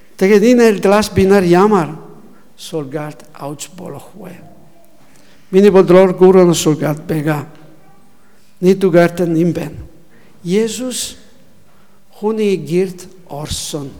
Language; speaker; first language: Mongolian; non-native, learner; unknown